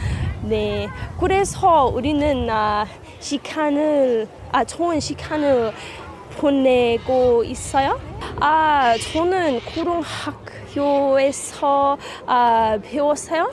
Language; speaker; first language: Korean; non-native, learner; English